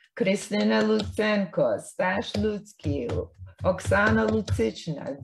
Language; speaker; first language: English; early bilingual, other home language; Ukrainian